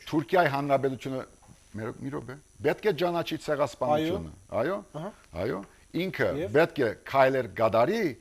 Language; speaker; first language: Armenian; early bilingual, heritage; Armenian